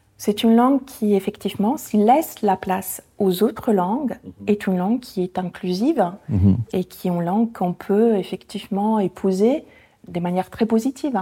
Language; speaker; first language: French; non-native, fluent; Italian